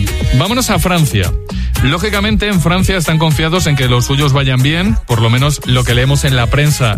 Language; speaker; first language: Spanish; native; Spanish